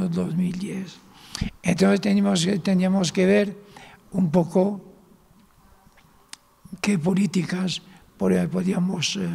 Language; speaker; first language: Spanish; non-native, fluent; Arabic